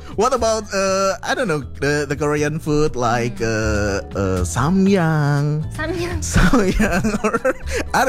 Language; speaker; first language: English; non-native, fluent; Indonesian